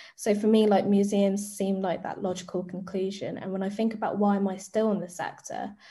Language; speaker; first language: English; native; English